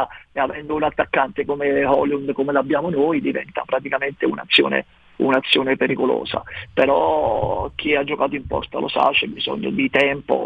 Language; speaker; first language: Italian; native; Italian